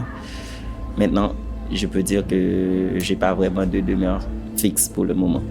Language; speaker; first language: French; non-native, local second language; Haitian Creole